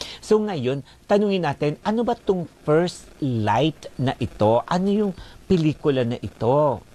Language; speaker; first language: Filipino; native; Filipino